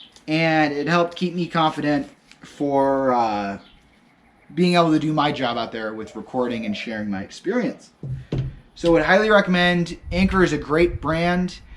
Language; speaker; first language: English; native; English